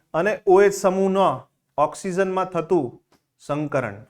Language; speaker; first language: Hindi; non-native, local second language; Gujarati